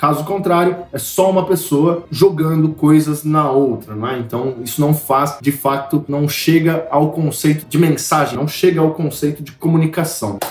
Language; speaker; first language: Portuguese; native; Portuguese